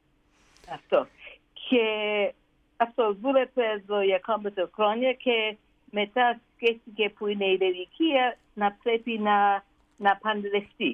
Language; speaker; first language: Greek; early bilingual, heritage; Greek